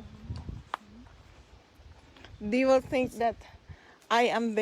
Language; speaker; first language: English; non-native, local second language; Filipino